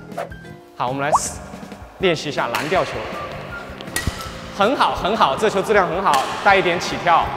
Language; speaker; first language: Chinese; native; Chinese